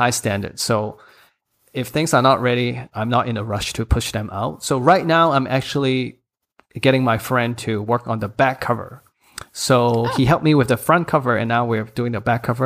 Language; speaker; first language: English; non-native, local second language; Cantonese